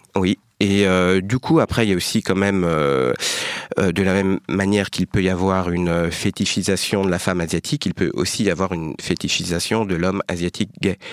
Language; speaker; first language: French; native; French